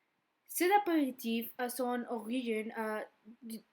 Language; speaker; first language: French; non-native, learner; Spanish